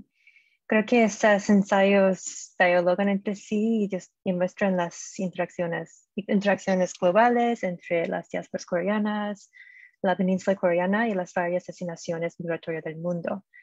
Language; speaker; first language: Spanish; non-native, fluent; English